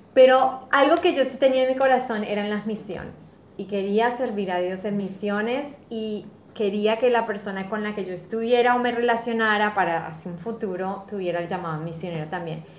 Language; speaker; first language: Spanish; native; Spanish